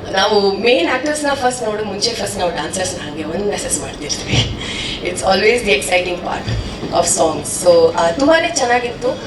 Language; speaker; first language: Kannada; non-native, local second language; Tamil